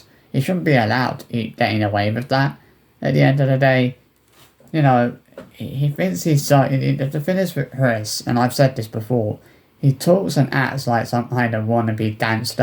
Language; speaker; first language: English; native; English